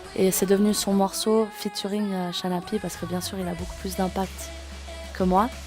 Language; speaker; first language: French; native; French